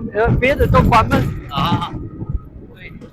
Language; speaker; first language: Chinese; non-native, fluent; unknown